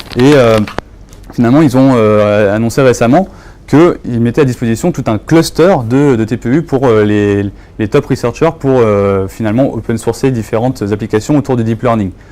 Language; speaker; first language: French; native; French